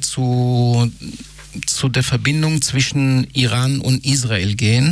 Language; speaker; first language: German; non-native, fluent; Hebrew